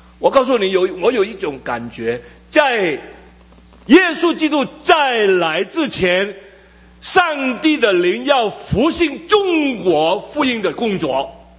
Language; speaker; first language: Chinese; early bilingual, heritage; Cantonese